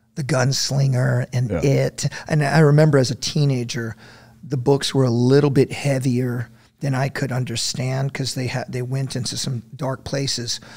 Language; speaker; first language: English; native; English